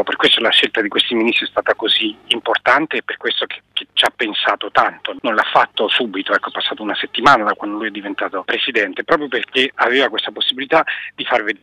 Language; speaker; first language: Italian; native; Italian